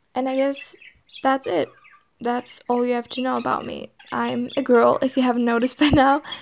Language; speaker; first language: English; non-native, fluent; German